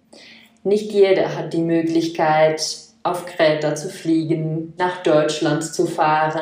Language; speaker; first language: German; non-native, fluent; Czech